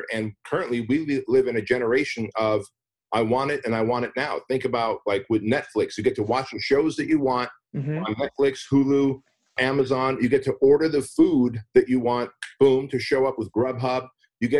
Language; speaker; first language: English; early bilingual, other home language; Armenian